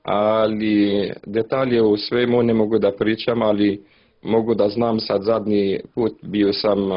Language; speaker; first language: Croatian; non-native, learner; Arabic